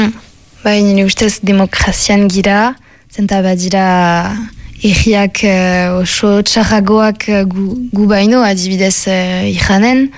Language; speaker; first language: Basque; non-native, local second language; French